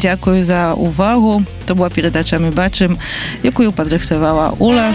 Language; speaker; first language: Polish; non-native, learner; Belarusian